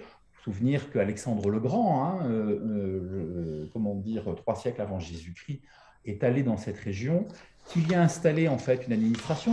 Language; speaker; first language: French; native; French